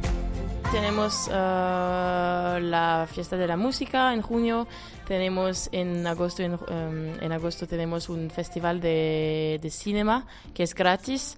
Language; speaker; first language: Spanish; non-native, fluent; French